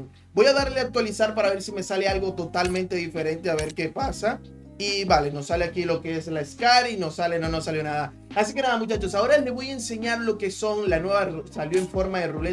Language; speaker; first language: Spanish; native; Spanish